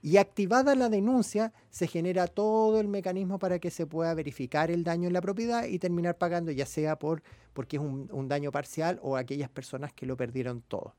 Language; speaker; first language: Spanish; native; Spanish